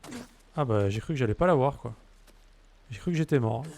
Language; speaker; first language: French; native; French